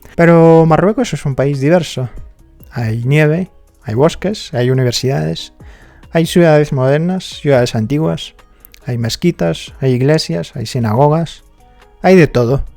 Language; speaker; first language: Spanish; non-native, fluent; Arabic